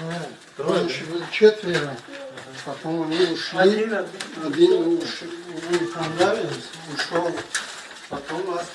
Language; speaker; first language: Russian; non-native, learner; Tajik